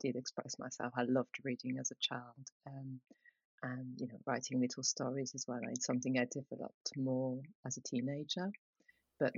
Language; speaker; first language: English; non-native, fluent; French